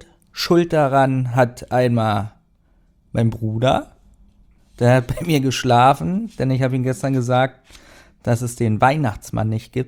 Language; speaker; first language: German; native; German